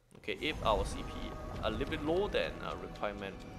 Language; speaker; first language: English; non-native, learner; Thai